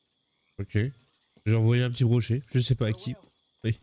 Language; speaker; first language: French; native; French